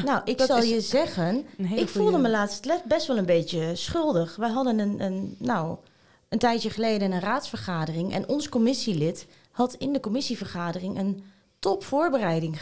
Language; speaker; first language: Dutch; native; Dutch